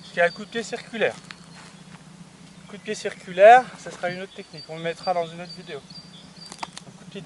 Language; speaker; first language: French; native; French